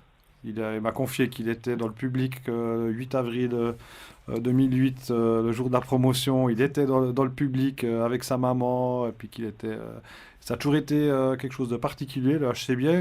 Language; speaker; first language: French; native; French